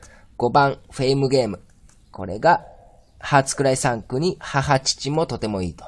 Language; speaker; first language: Japanese; native; Japanese